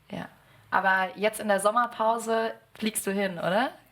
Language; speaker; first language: German; native; German